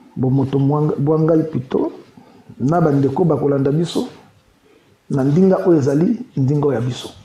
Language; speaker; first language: Lingala; native; Lingala